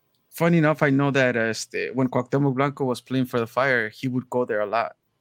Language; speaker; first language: English; early bilingual, other home language; Spanish